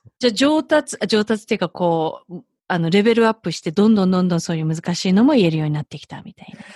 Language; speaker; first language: Japanese; early bilingual, heritage; Japanese